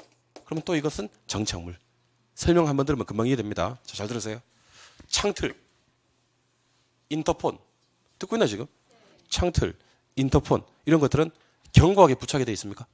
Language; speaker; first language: Korean; native; Korean